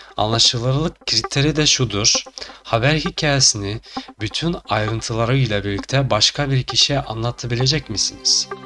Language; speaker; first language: Turkish; non-native, fluent; Chuvash